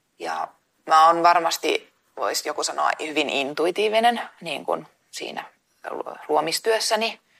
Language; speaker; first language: Finnish; native; Finnish